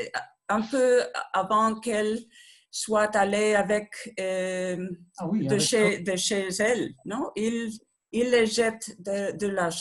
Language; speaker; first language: French; non-native, learner; Spanish